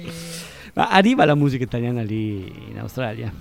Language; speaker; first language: Italian; native; Italian